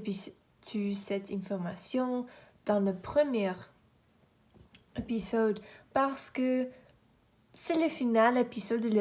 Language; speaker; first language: French; non-native, learner; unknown